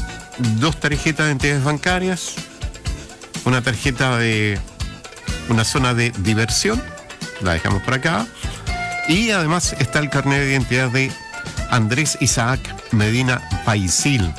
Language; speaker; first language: Spanish; native; Spanish